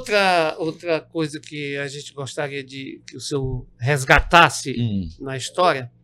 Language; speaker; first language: Portuguese; native; Portuguese